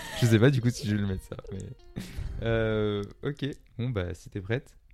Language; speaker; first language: French; native; French